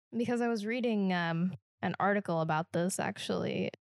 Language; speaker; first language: English; native; English